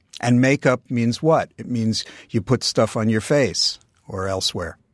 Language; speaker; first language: English; native; English